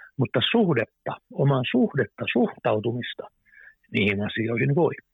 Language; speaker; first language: Finnish; native; Finnish